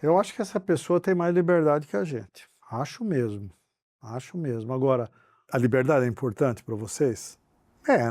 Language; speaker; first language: Portuguese; native; Portuguese